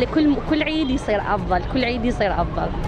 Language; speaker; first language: Arabic; native; Arabic